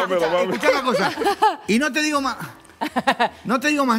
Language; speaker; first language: Spanish; native; Spanish